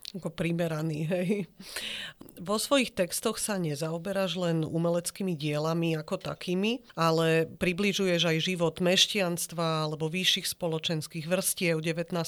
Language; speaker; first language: Slovak; native; Slovak